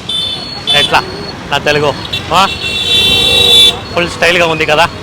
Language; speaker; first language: Telugu; non-native, learner; Kannada